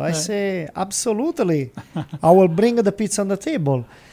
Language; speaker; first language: English; non-native, learner; Italian